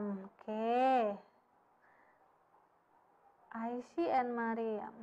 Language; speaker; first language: English; non-native, fluent; Indonesian